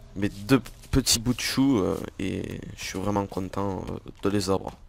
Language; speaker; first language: French; native; French